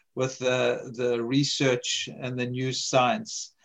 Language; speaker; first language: English; native; English